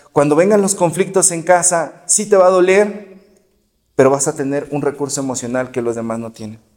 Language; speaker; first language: Spanish; native; Spanish